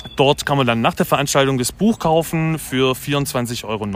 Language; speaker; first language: German; native; German